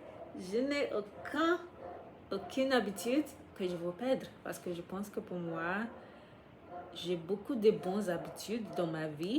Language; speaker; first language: French; non-native, fluent; English